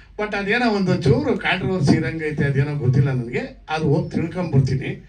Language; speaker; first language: Kannada; native; Kannada